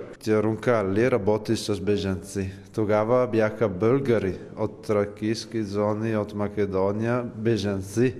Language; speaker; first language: Bulgarian; non-native, learner; Italian